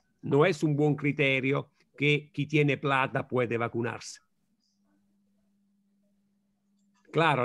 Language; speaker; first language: Spanish; non-native, fluent; Italian